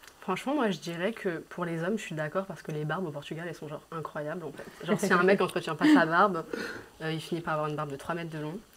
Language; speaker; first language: French; early bilingual, other home language; Portuguese